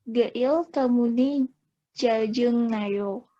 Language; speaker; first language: Korean; non-native, learner; Indonesian